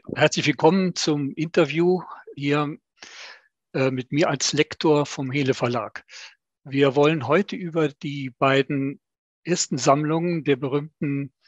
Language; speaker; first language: German; native; German